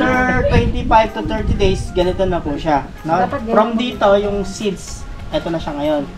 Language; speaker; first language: Filipino; native; Filipino